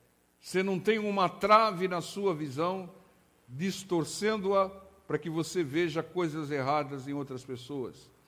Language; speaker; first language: Portuguese; native; Portuguese